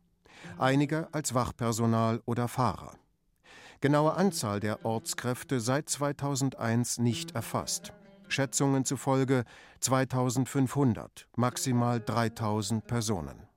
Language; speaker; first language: German; native; German